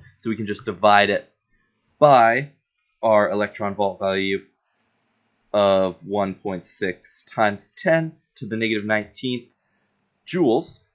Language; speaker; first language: English; native; English